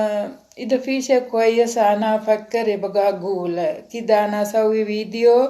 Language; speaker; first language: Arabic; non-native, learner; Sinhala